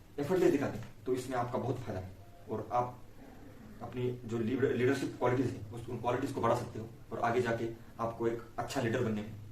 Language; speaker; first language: Hindi; non-native, local second language; Marathi